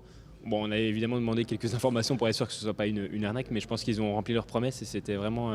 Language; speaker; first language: French; native; French